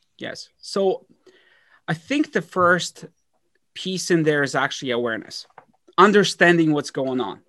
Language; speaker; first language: English; early bilingual, other home language; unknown